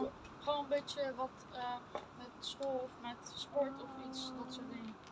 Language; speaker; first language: Dutch; early bilingual, other home language; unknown